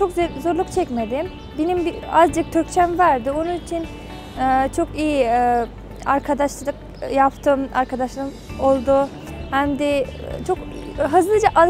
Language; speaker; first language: Turkish; non-native, fluent; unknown